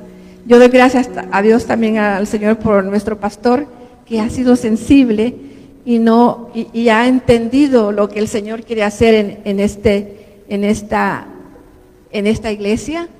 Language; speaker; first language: Spanish; native; Spanish